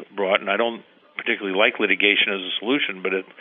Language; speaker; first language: English; early bilingual, heritage; Spanish